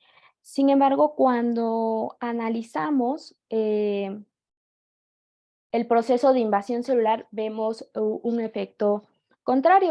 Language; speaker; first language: Spanish; native; Spanish